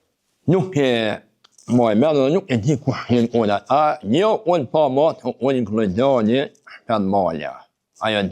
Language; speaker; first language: Albanian; native; Albanian